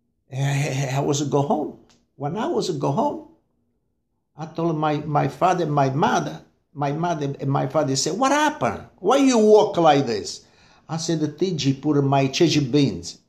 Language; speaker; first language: English; non-native, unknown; Italian